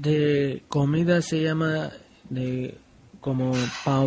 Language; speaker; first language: Spanish; non-native, learner; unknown